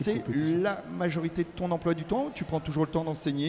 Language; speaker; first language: French; native; French